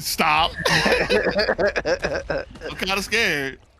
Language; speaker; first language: English; native; English